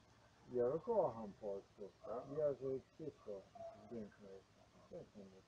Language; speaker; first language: Polish; non-native, learner; Ukrainian